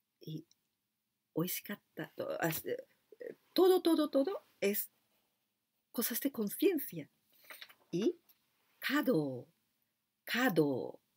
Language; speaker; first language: Spanish; non-native, fluent; Japanese